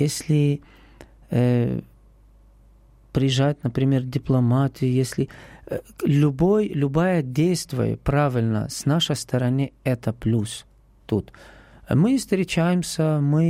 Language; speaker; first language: Russian; non-native, learner; Arabic